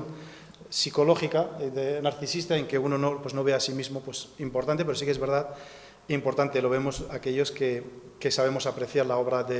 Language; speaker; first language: Spanish; native; Spanish